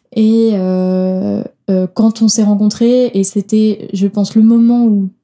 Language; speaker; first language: French; non-native, fluent; Danish